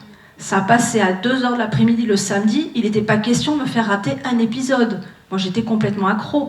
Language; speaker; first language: French; native; French